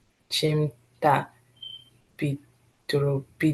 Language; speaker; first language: Igbo; early bilingual, heritage; English